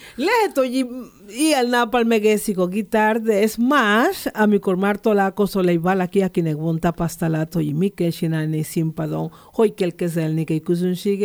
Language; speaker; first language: Hungarian; non-native, learner; Spanish